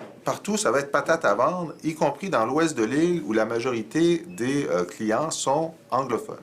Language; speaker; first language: French; native; French